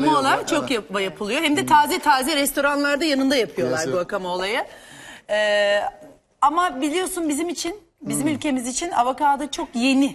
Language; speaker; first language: Turkish; native; Turkish